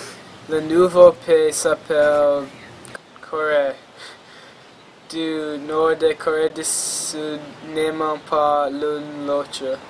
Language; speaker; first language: French; non-native, learner; English